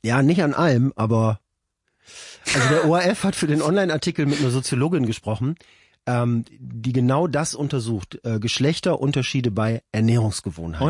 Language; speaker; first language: German; native; German